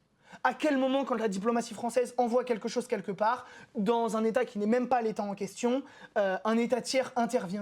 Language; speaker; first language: French; native; French